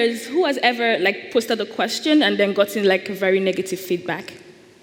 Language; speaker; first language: English; non-native, local second language; Igbo